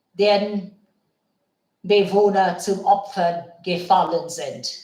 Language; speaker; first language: German; non-native, fluent; Bangla